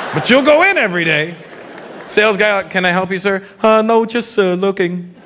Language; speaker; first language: English; native; English